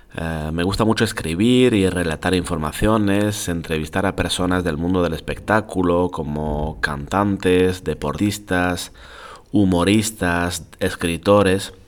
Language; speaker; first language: Spanish; non-native, fluent; French